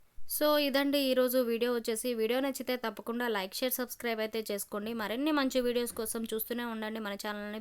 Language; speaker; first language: Telugu; native; Telugu